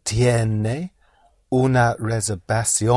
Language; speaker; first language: Spanish; non-native, learner; English